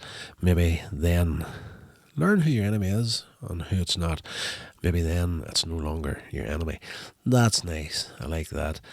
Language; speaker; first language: English; native; English